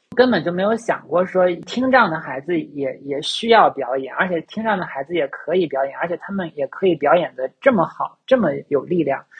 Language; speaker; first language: Chinese; native; Chinese